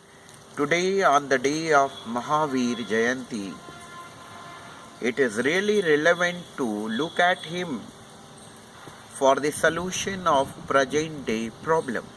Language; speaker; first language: English; non-native, local second language; Hindi